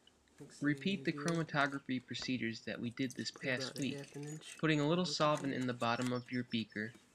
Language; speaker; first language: English; native; English